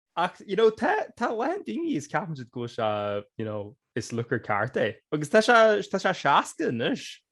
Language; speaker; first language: Irish; native; Irish